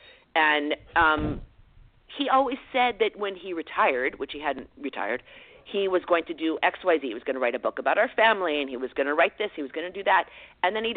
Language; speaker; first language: English; native; English